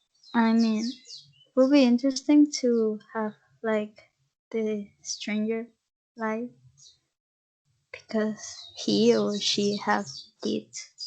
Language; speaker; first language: English; non-native, fluent; Spanish